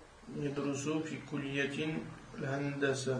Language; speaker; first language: Arabic; non-native, learner; French